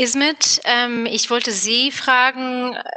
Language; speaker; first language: German; non-native, fluent; English